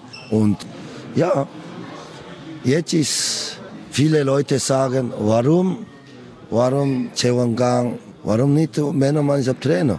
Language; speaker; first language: German; non-native, learner; Korean